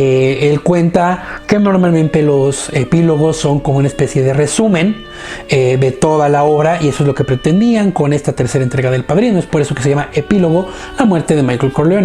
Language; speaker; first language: Spanish; native; Spanish